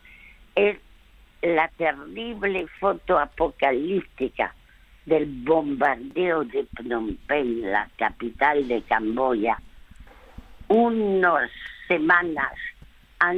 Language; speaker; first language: Spanish; early bilingual, other home language; French